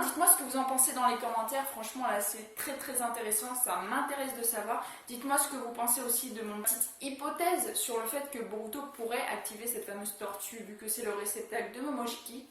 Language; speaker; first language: French; native; French